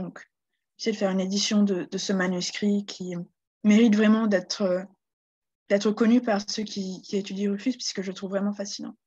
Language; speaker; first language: French; native; French